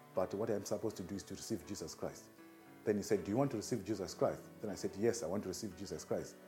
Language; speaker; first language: English; non-native, local second language; Shona